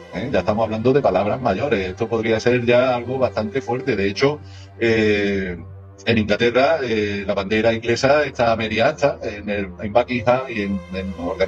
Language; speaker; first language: Spanish; native; Spanish